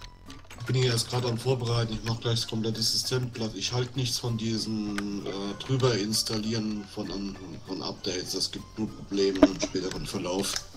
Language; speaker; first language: German; native; German